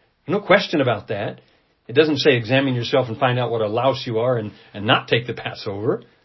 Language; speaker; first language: English; native; English